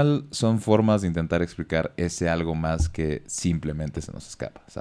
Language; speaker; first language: Spanish; native; Spanish